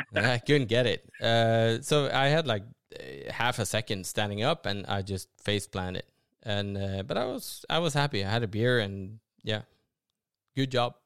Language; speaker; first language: English; non-native, fluent; Norwegian